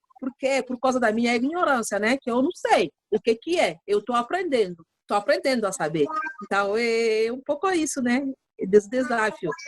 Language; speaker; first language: Portuguese; non-native, learner; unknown